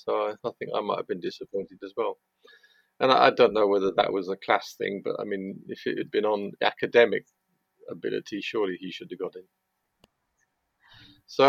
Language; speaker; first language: English; native; English